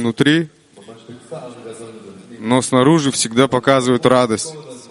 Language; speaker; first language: Russian; non-native, local second language; Kyrgyz